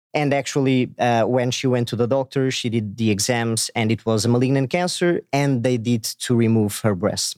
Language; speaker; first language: English; non-native, fluent; Portuguese